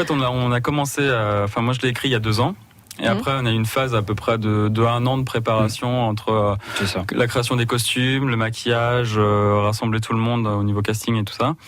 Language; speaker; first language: French; native; French